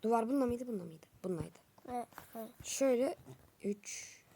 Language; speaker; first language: Turkish; native; Turkish